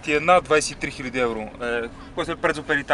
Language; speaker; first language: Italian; non-native, learner; Bulgarian